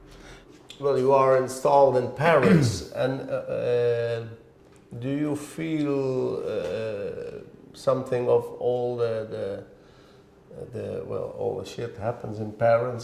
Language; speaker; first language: English; non-native, fluent; Dutch